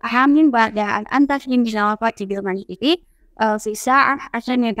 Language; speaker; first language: Arabic; non-native, learner; Indonesian